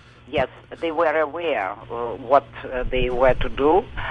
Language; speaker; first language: English; non-native, fluent; Russian